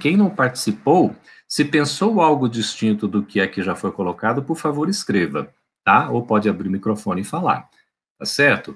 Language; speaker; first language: Portuguese; native; Portuguese